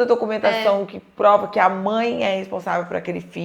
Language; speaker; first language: Portuguese; native; Portuguese